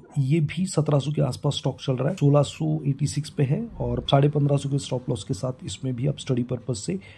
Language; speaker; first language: Hindi; non-native, local second language; Marathi